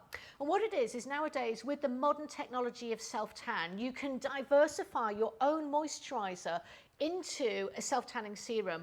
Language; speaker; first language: English; native; English